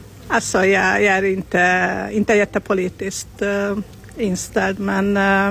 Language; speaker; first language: Swedish; non-native, learner; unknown